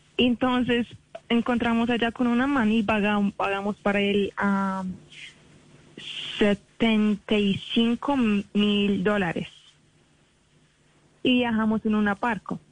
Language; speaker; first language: Spanish; non-native, learner; Arabic